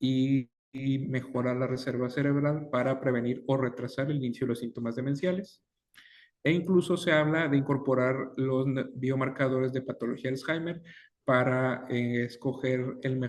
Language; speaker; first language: Spanish; native; Spanish